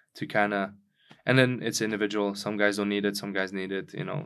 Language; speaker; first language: English; non-native, fluent; Czech